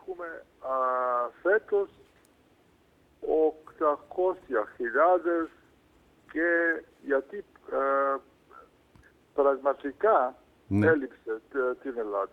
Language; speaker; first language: Greek; non-native, fluent; Serbian